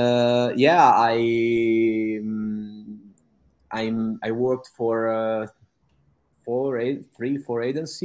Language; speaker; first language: English; non-native, fluent; Italian